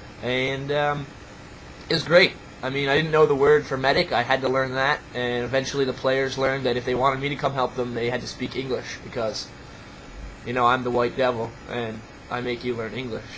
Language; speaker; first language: English; native; English